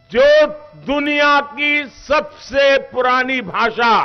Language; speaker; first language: Hindi; non-native, local second language; Gujarati